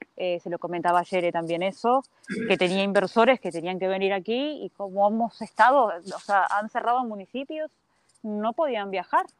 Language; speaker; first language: Spanish; native; Spanish